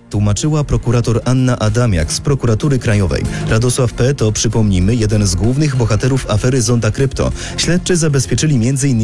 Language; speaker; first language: Polish; native; Polish